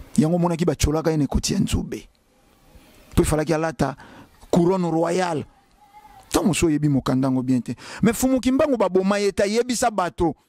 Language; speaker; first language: Lingala; non-native, local second language; Kongo